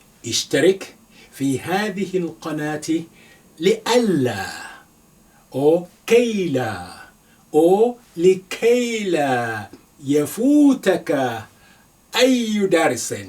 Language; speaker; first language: Arabic; non-native, fluent; Yoruba